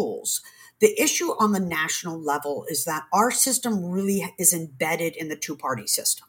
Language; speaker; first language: English; native; English